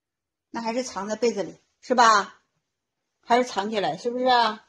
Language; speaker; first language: Chinese; native; Chinese